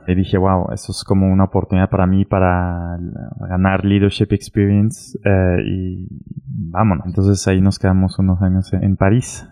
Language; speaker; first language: Spanish; early bilingual, heritage; German